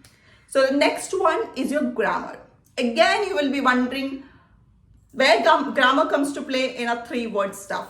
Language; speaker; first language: English; non-native, local second language; Malayalam